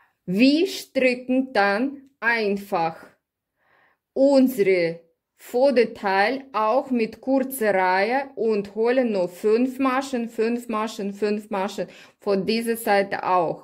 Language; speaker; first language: German; non-native, learner; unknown